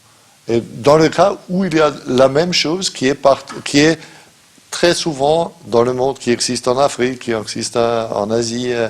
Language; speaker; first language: French; non-native, fluent; German